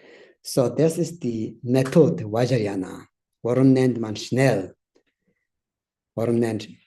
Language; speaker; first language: German; non-native, learner; Tibetan